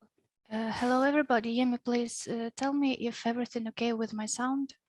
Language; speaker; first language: English; non-native, fluent; Ukrainian